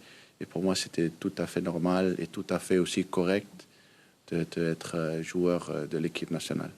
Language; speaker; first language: French; early bilingual, heritage; Danish